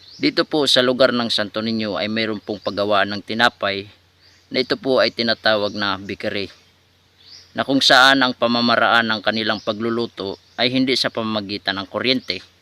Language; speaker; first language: Filipino; non-native, local second language; Waray